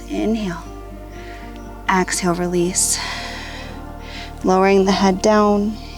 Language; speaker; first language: English; native; English